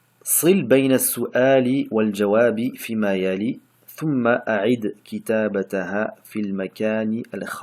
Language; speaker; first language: Arabic; non-native, fluent; French